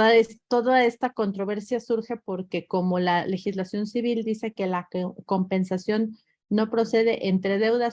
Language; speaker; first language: Spanish; native; Spanish